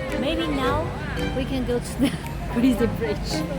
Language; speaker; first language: English; non-native, learner; Chinese